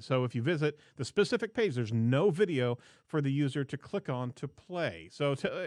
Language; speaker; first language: English; native; English